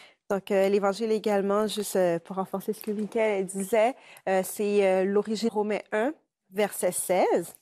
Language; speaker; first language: French; native; French